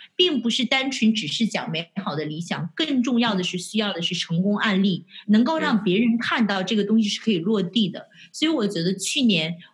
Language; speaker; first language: Chinese; native; Chinese